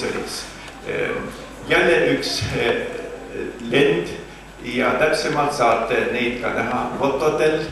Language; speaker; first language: Estonian; native; Estonian